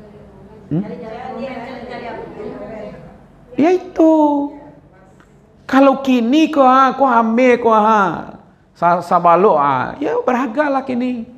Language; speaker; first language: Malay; non-native, local second language; Minangkabau